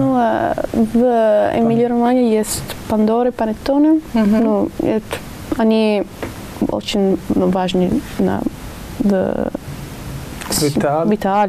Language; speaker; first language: Russian; non-native, learner; Italian